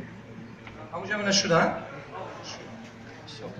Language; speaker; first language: Russian; non-native, fluent; Tajik